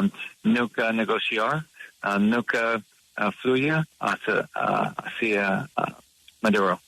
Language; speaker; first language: Spanish; non-native, learner; English